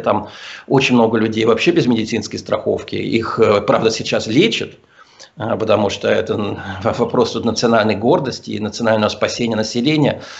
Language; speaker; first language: Russian; early bilingual, heritage; Russian